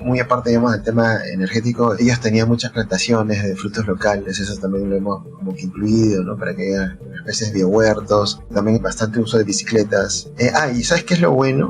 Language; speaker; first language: Spanish; native; Spanish